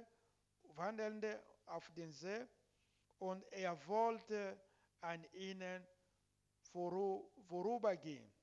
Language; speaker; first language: German; non-native, learner; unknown